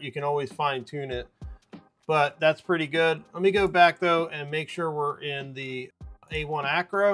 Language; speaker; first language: English; native; English